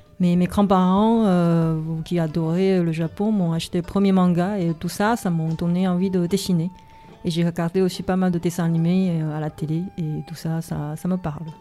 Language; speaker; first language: French; non-native, fluent; Chinese